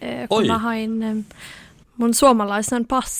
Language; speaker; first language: Finnish; early bilingual, heritage; Swedish